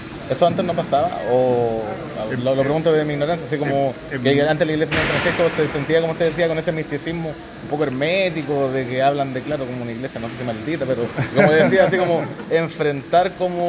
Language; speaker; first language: Spanish; native; Spanish